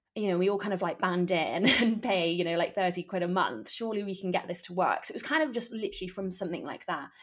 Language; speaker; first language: English; native; English